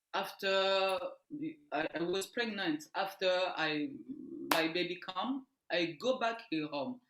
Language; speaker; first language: English; non-native, learner; French